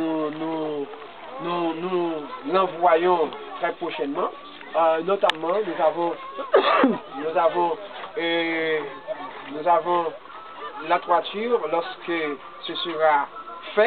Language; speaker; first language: French; non-native, local second language; Haitian Creole